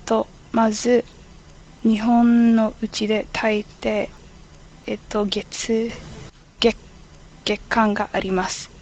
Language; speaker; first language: Japanese; non-native, learner; English